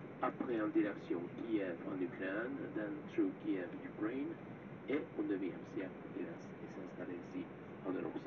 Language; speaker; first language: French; non-native, fluent; Hungarian